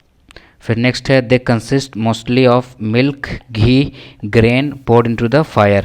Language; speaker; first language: Hindi; native; Hindi